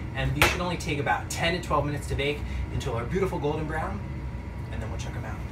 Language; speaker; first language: English; native; English